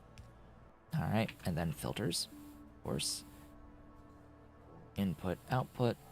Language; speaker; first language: English; native; English